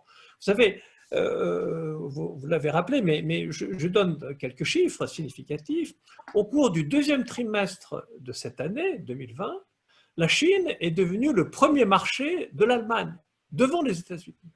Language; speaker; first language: French; native; French